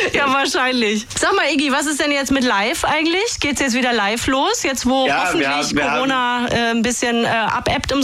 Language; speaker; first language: German; native; German